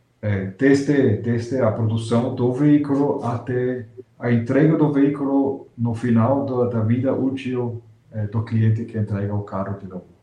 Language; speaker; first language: Portuguese; non-native, fluent; German